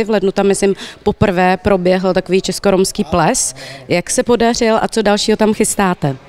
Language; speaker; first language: Czech; native; Czech